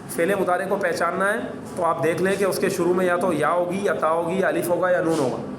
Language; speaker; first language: Urdu; native; Urdu